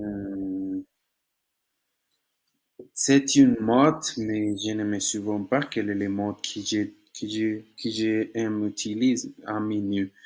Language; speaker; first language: French; non-native, learner; Spanish